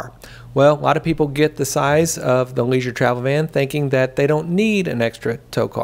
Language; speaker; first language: English; native; English